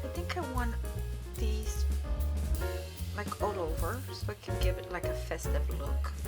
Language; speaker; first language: English; native; English